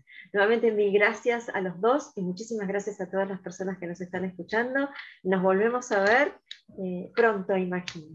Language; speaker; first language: Spanish; native; Spanish